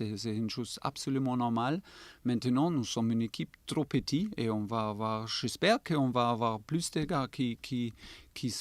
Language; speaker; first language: French; non-native, fluent; German